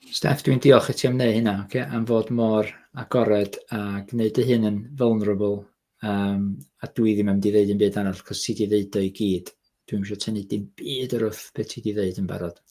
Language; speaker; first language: Welsh; native; Welsh